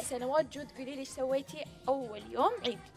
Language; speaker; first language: Arabic; native; Arabic